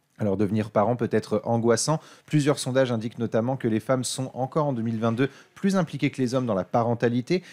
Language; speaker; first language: French; native; French